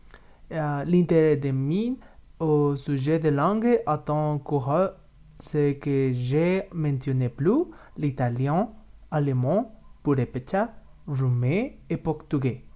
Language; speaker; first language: French; non-native, learner; Spanish